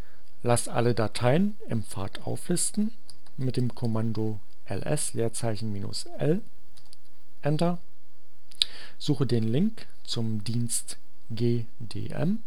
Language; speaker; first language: German; native; German